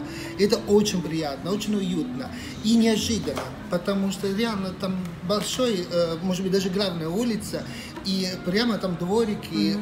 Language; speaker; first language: Russian; non-native, fluent; Italian